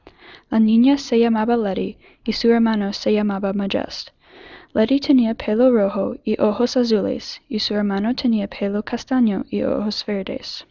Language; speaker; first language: Spanish; non-native, learner; English